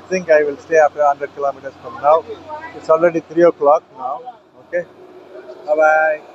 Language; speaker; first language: English; non-native, local second language; Tamil